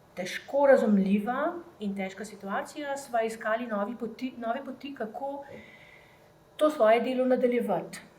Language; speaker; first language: Slovenian; native; Slovenian